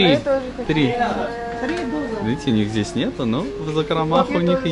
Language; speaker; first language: Russian; native; Russian